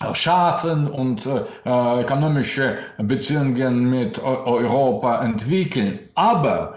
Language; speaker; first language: German; non-native, learner; Russian